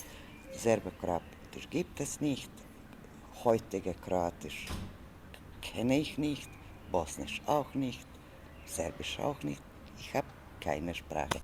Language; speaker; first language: German; non-native, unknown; Serbian